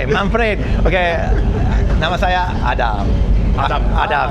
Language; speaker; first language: Indonesian; non-native, fluent; English